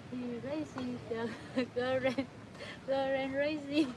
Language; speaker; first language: English; non-native, learner; Vietnamese